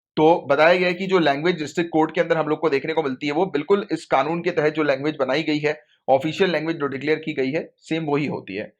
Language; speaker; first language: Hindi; native; Hindi